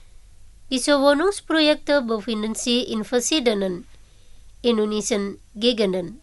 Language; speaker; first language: German; non-native, fluent; Indonesian